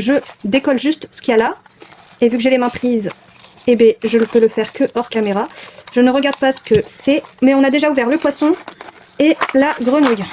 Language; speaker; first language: French; native; French